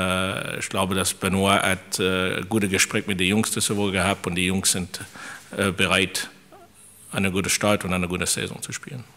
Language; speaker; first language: German; non-native, fluent; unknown